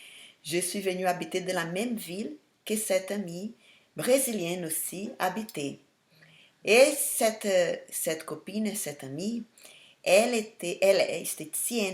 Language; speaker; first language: French; non-native, fluent; Portuguese